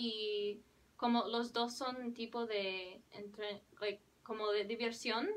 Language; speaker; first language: Spanish; non-native, learner; English